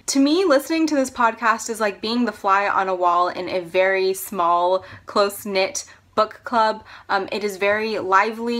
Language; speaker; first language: English; native; English